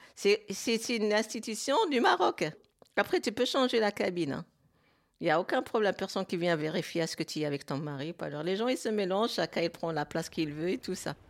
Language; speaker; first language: French; non-native, local second language; Arabic